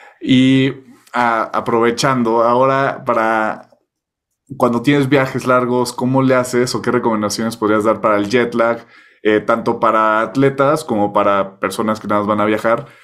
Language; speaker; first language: Spanish; native; Spanish